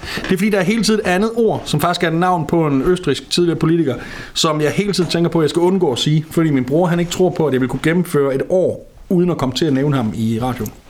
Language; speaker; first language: Danish; native; Danish